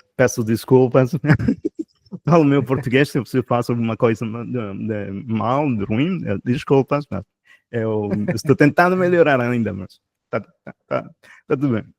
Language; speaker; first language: Portuguese; non-native, fluent; Spanish